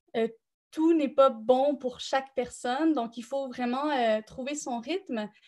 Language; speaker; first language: French; native; French